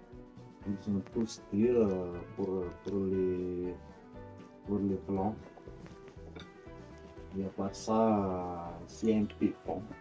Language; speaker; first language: French; non-native, local second language; Malagasy